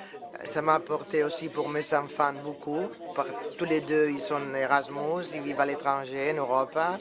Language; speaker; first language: French; non-native, fluent; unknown